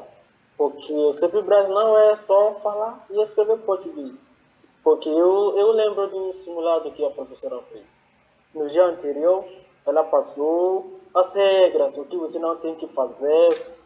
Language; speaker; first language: Portuguese; non-native, fluent; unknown